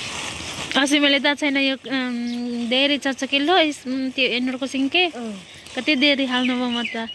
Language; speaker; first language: Nepali; non-native, local second language; Cebuano